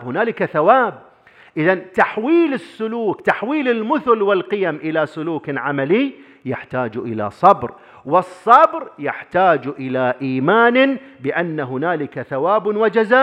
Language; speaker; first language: Arabic; native; Arabic